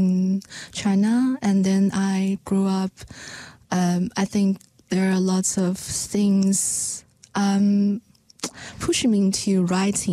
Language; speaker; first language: English; non-native, learner; Chinese